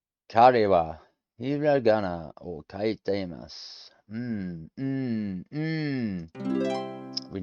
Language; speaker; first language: Japanese; non-native, learner; English